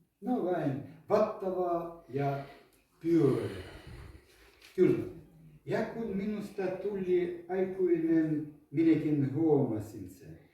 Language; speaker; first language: Finnish; non-native, learner; Ukrainian